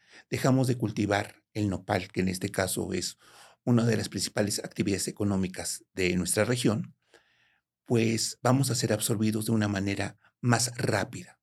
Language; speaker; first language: Spanish; native; Spanish